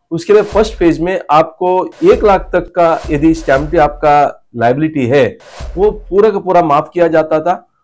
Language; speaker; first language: Hindi; non-native, local second language; Marathi